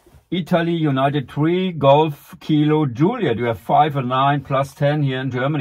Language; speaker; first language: English; non-native, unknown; German